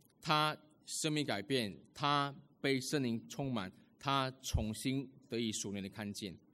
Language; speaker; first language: Chinese; early bilingual, heritage; Chinese